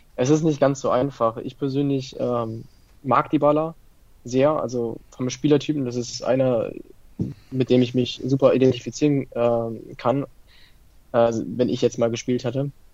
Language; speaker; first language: German; early bilingual, other home language; Italian